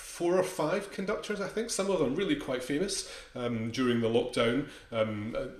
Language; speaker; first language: English; native; English